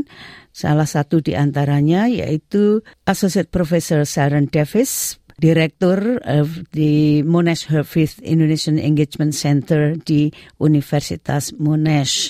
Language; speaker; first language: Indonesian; native; Indonesian